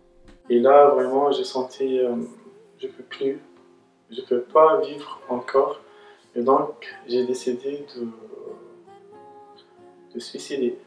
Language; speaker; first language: French; non-native, local second language; Arabic